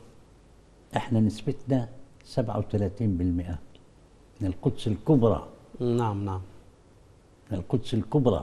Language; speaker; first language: Arabic; native; Arabic